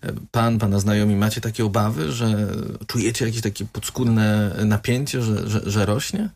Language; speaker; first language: Polish; native; Polish